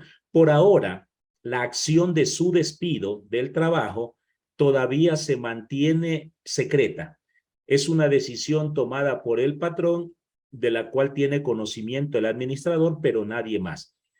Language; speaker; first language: Spanish; native; Spanish